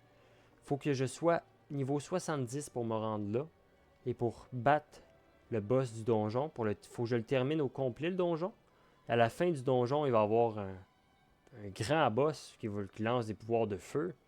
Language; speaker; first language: French; native; French